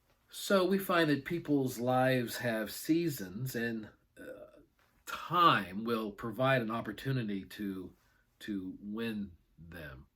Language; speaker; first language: English; native; English